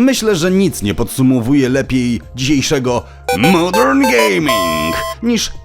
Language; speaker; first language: Polish; native; Polish